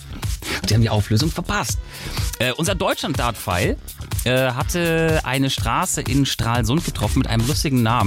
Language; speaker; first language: German; native; German